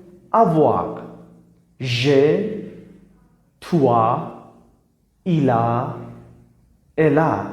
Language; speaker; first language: French; non-native, learner; Persian